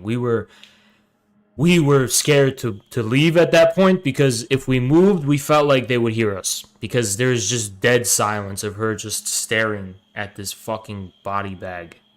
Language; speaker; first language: English; native; English